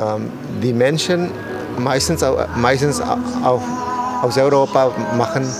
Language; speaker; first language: German; non-native, learner; Spanish